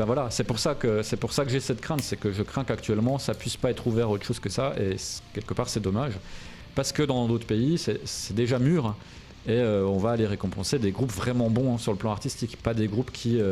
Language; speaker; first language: French; native; French